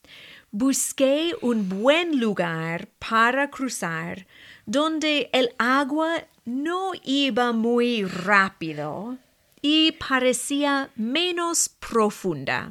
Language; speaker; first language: Spanish; non-native, fluent; English